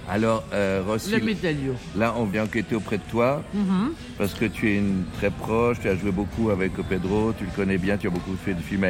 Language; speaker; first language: French; native; French